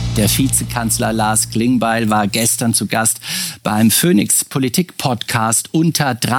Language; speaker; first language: German; native; German